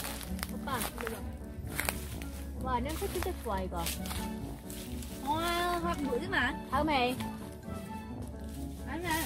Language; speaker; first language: Korean; non-native, learner; Vietnamese